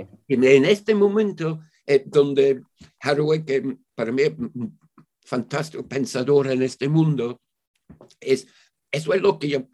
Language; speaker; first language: Spanish; non-native, fluent; English